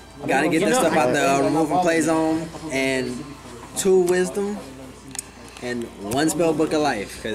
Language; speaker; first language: English; native; English